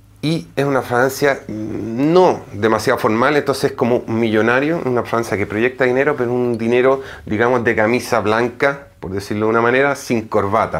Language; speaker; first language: Spanish; native; Spanish